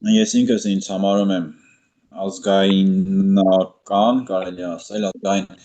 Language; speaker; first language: Armenian; early bilingual, heritage; Armenian